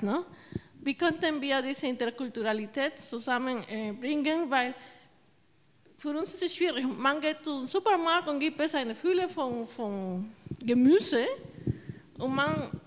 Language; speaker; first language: German; non-native, fluent; Spanish